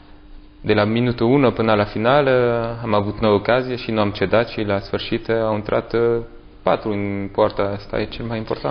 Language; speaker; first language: Romanian; non-native, learner; French